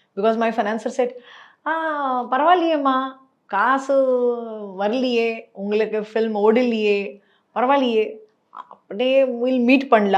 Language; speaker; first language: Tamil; non-native, learner; Marathi